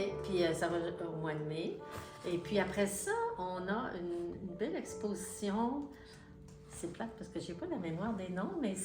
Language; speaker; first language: French; native; French